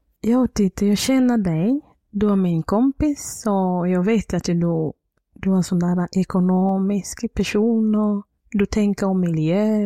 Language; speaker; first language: Swedish; non-native, fluent; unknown